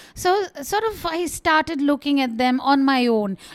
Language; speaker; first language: English; non-native, local second language; Bangla